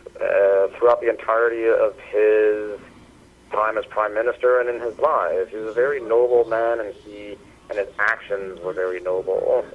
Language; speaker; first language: English; early bilingual, other home language; Persian